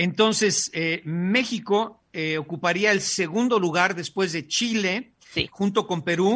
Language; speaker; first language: Spanish; native; Spanish